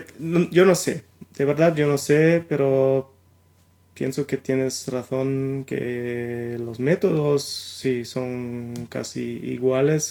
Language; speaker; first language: Spanish; non-native, fluent; German